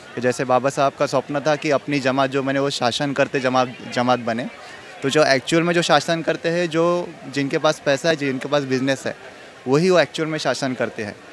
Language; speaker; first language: Hindi; non-native, local second language; Marathi